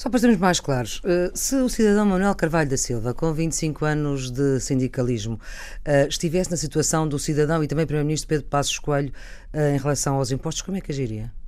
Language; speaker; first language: Portuguese; native; Portuguese